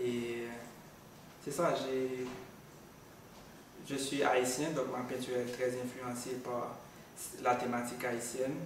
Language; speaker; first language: French; non-native, local second language; Haitian Creole